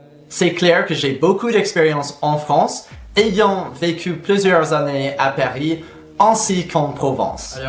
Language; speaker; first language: French; non-native, fluent; English